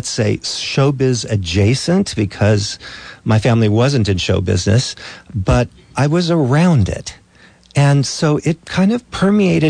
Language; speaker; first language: English; native; English